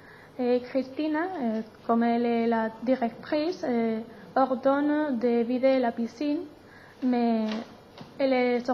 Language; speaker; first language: French; non-native, learner; Spanish